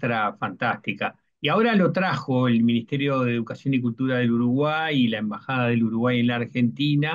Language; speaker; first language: Spanish; native; Spanish